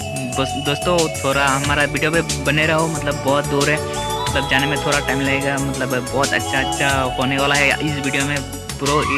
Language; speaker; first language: Hindi; non-native, local second language; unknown